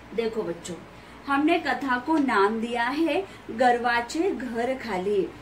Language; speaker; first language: Hindi; non-native, local second language; Marathi